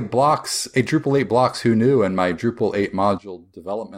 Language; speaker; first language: English; native; English